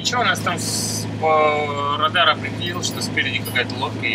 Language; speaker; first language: Russian; native; Russian